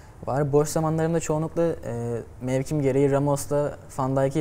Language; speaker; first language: Turkish; native; Turkish